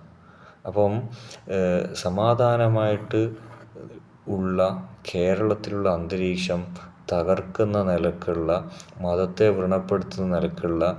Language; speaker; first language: Malayalam; native; Malayalam